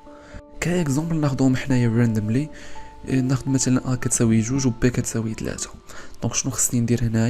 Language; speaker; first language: Arabic; native; Arabic